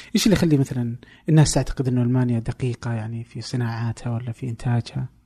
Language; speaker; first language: Arabic; native; Arabic